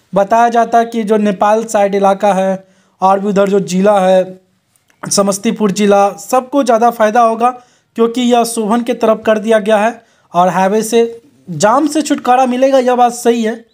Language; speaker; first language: Hindi; native; Hindi